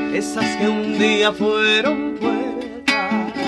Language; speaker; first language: Spanish; native; Spanish